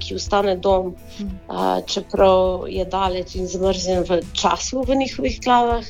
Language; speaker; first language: Slovenian; early bilingual, heritage; Slovenian